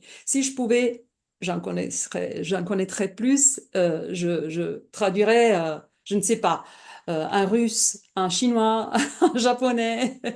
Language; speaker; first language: French; non-native, fluent; Italian